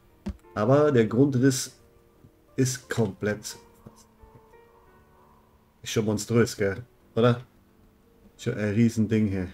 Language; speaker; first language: German; native; German